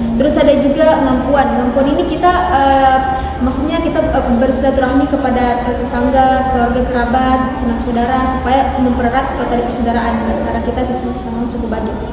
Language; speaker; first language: Indonesian; non-native, local second language; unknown